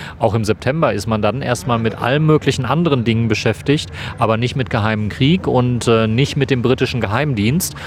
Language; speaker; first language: German; native; German